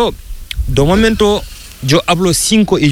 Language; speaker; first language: Spanish; non-native, learner; Fula